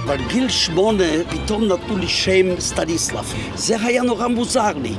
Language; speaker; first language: Hebrew; non-native, fluent; Polish